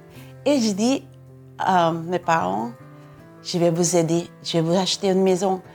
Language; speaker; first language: French; non-native, fluent; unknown